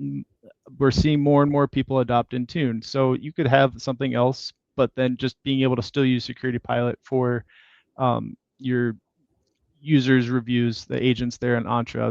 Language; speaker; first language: English; native; English